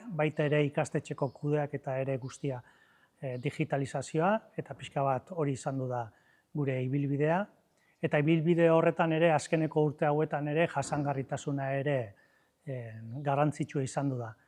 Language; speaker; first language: Basque; native; Basque